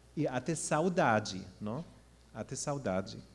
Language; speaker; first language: Portuguese; non-native, fluent; German